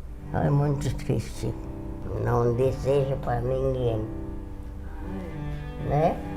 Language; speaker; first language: Portuguese; early bilingual, other home language; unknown